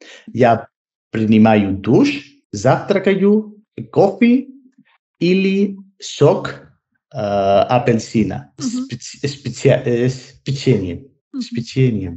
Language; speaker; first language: Russian; non-native, learner; Spanish